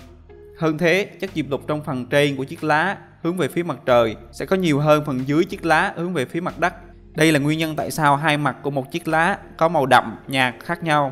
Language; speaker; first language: Vietnamese; native; Vietnamese